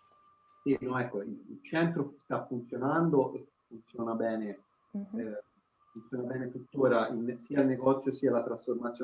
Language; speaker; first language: Italian; native; Italian